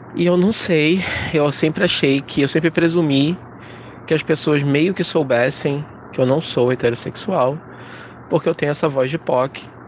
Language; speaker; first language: Portuguese; native; Portuguese